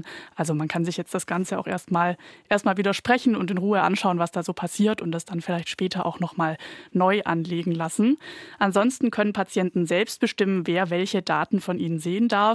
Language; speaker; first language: German; native; German